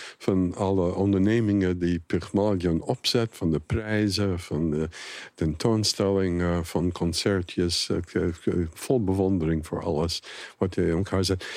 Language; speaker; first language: Dutch; non-native, fluent; English